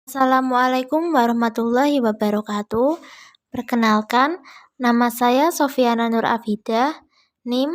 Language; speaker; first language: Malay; non-native, local second language; Javanese